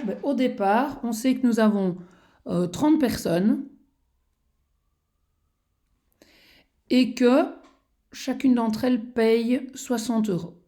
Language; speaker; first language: French; native; French